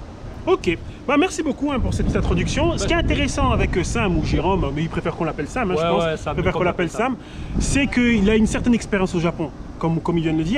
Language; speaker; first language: French; native; French